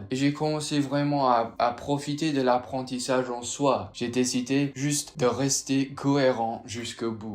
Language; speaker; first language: French; non-native, fluent; English